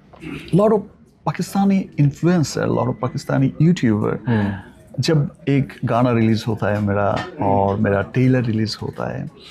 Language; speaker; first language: Hindi; non-native, learner; Bangla